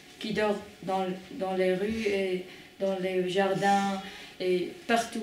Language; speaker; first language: French; non-native, fluent; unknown